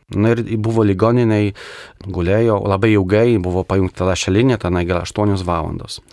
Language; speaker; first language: Lithuanian; non-native, local second language; Polish